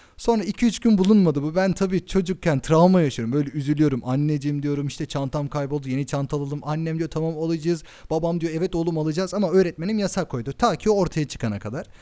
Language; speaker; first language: Turkish; early bilingual, heritage; Turkish